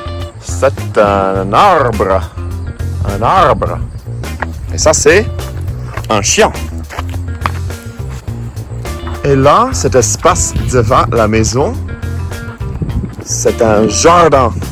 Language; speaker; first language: French; non-native, fluent; English